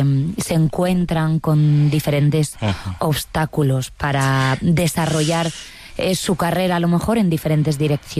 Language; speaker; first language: Spanish; native; Spanish